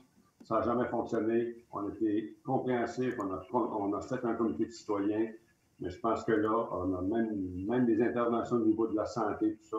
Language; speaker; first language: French; native; French